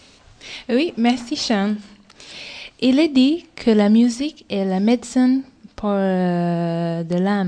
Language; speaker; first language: French; non-native, fluent; English